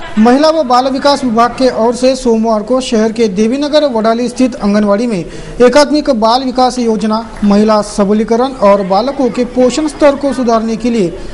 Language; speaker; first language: Hindi; non-native, local second language; Marathi